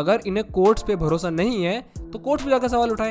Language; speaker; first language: Hindi; native; Hindi